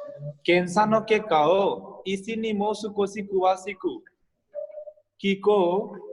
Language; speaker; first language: Japanese; non-native, fluent; Hindi